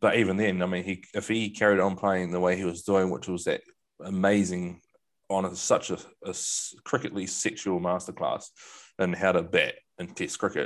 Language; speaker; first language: English; native; English